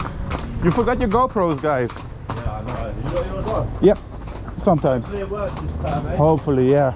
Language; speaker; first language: English; non-native, fluent; German